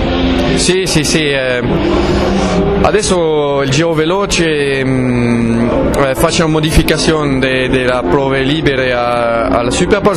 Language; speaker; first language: Italian; non-native, learner; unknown